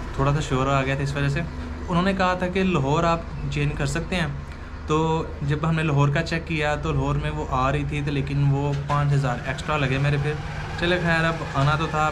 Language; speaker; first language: Urdu; non-native, local second language; Punjabi